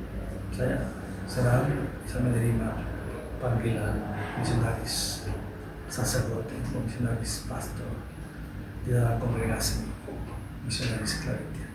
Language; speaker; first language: Indonesian; non-native, learner; Spanish